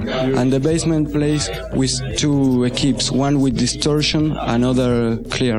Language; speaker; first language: English; non-native, learner; Spanish